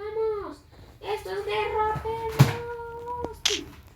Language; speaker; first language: Spanish; native; Spanish